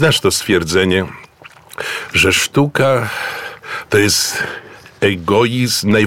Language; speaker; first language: Polish; native; Polish